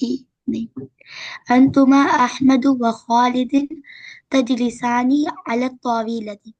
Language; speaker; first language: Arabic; non-native, learner; Hindi